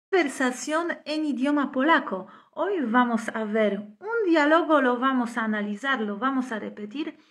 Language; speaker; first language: Spanish; non-native, fluent; Polish